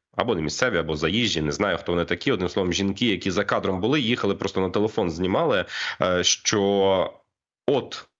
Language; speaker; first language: Ukrainian; native; Ukrainian